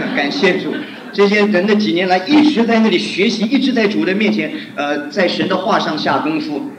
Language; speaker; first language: Chinese; non-native, local second language; Hakka Chinese